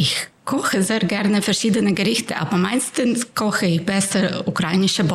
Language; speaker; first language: German; non-native, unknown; Ukrainian